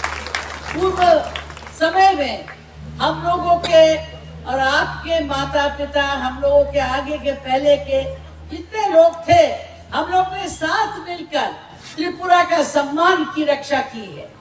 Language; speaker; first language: Hindi; non-native, local second language; Bangla